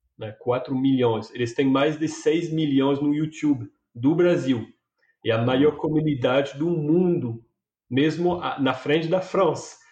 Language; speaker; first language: Portuguese; non-native, fluent; French